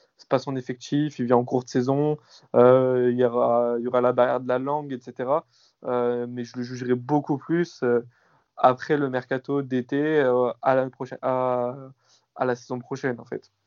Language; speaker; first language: French; native; French